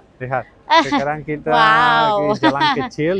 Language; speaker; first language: Indonesian; non-native, learner; Spanish